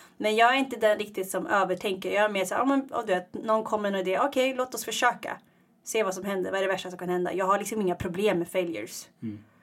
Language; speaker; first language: Swedish; early bilingual, other home language; Tigrinya